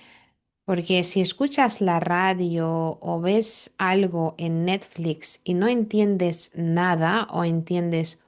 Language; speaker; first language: Spanish; non-native, fluent; Lithuanian